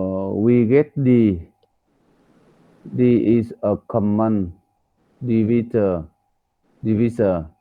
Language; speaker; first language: English; non-native, learner; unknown